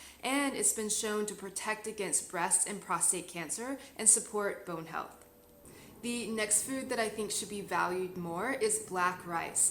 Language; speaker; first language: English; native; English